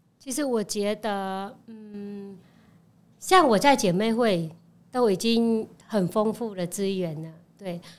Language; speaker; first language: Chinese; non-native, fluent; Khmer